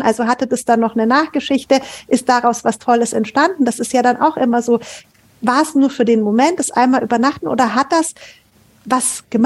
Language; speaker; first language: German; native; German